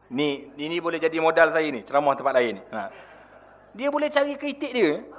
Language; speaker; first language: Malay; native; Malay